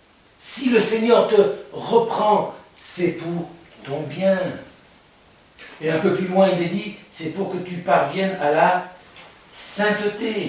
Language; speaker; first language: French; native; French